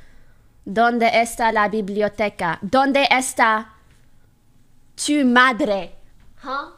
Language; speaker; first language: Spanish; non-native, learner; French